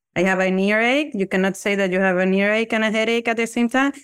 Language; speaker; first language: English; non-native, fluent; Spanish